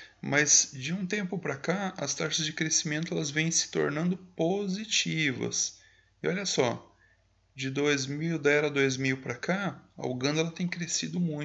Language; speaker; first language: Portuguese; native; Portuguese